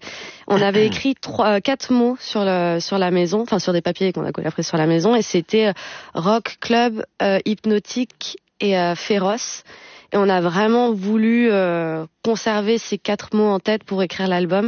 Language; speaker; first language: French; native; French